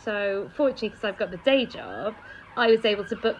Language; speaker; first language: English; native; English